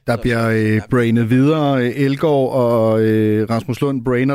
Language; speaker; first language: Danish; native; Danish